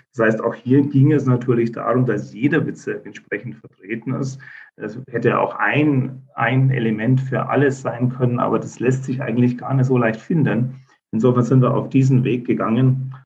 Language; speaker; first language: German; native; German